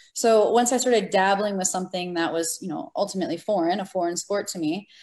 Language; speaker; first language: English; native; English